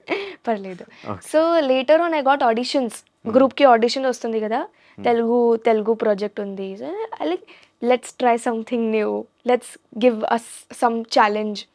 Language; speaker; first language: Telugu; non-native, learner; Hindi